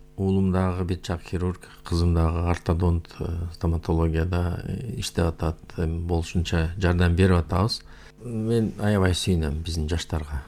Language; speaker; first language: Kyrgyz; non-native, local second language; Uyghur